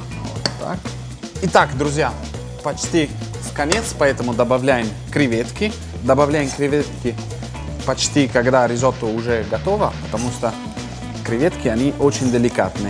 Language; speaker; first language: Russian; non-native, fluent; Italian